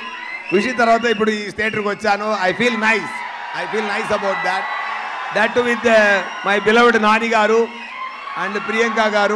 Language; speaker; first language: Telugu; non-native, local second language; Tamil